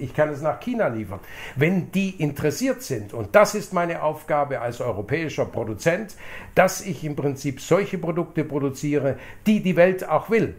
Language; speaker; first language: German; native; German